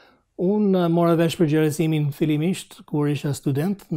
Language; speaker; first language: Albanian; non-native, fluent; English